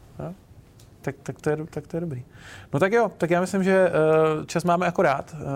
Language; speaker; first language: Czech; native; Czech